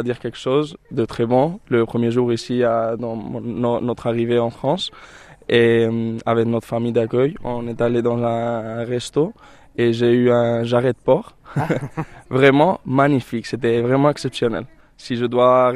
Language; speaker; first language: French; non-native, fluent; Spanish